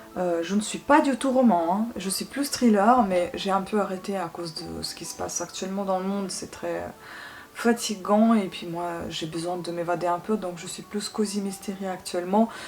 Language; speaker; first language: French; non-native, fluent; Russian